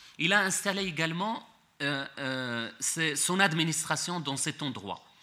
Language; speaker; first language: French; non-native, local second language; Arabic